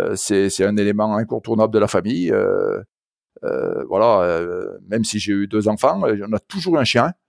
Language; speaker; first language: French; native; French